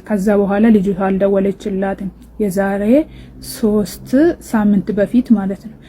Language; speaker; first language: Amharic; non-native, local second language; Oromo